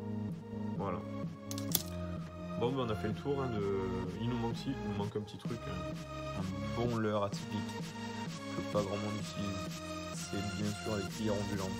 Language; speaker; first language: French; native; French